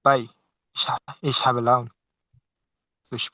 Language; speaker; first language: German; non-native, learner; Bangla